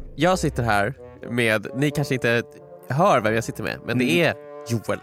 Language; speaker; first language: Swedish; native; Swedish